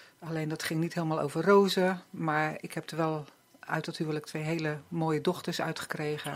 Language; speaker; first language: Dutch; native; Dutch